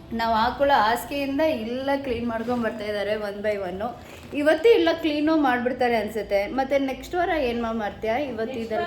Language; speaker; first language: Kannada; native; Kannada